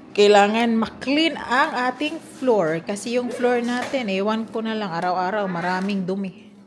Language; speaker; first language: Filipino; non-native, local second language; Cebuano